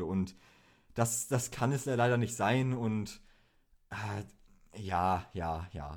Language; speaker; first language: German; native; German